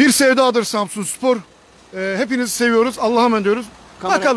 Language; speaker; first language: Turkish; native; Turkish